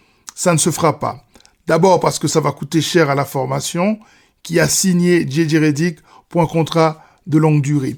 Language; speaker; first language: French; native; French